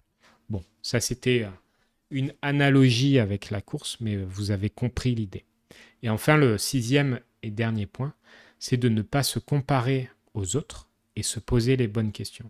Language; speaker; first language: French; native; French